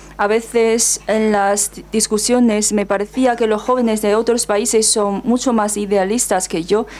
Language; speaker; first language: Spanish; non-native, fluent; Chinese